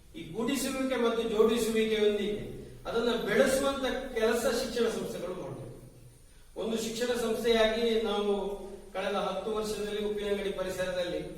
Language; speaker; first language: Kannada; non-native, local second language; Tulu